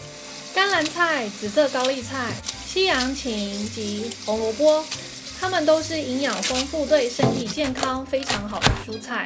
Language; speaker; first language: Chinese; native; Chinese